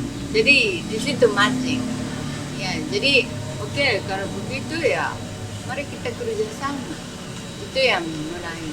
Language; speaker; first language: Indonesian; non-native, fluent; Japanese